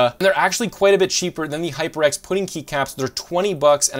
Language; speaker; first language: English; native; English